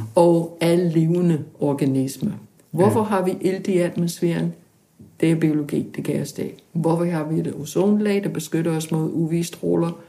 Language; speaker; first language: Danish; non-native, fluent; English